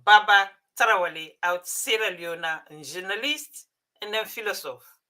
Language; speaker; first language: Dutch; non-native, fluent; Mandingo